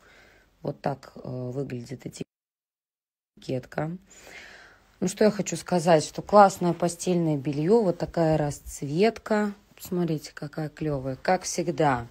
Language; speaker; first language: Russian; native; Russian